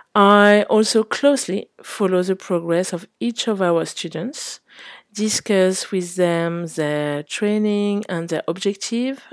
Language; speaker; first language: English; non-native, fluent; French